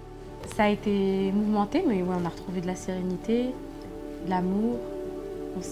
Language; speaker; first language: French; native; French